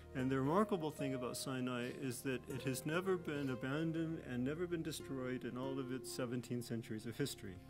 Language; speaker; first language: English; native; English